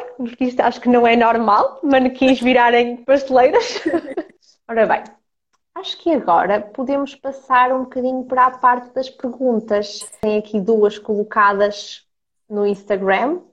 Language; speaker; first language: Portuguese; early bilingual, other home language; Ukrainian